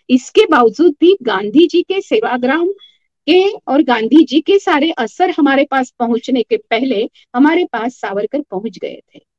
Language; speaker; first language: Hindi; non-native, local second language; Marathi